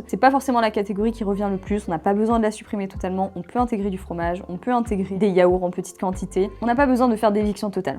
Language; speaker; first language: French; native; French